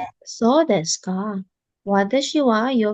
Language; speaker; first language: Japanese; non-native, fluent; Filipino